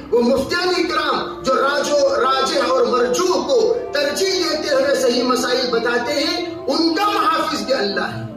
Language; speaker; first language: Urdu; native; Urdu